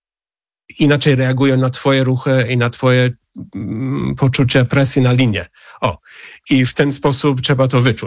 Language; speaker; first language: Polish; non-native, fluent; English